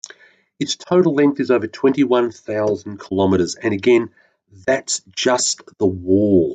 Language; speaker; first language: English; native; English